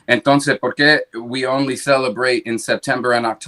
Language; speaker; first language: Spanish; early bilingual, heritage; English